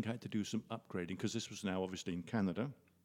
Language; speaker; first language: English; native; English